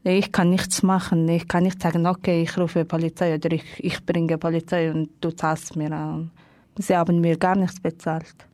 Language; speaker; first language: German; non-native, learner; Mongolian